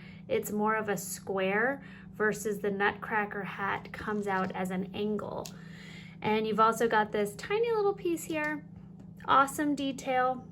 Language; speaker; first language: English; native; English